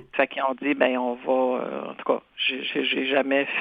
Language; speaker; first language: French; non-native, local second language; Cree